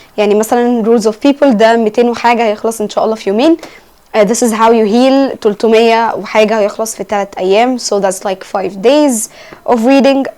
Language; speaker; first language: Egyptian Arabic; native; Egyptian Arabic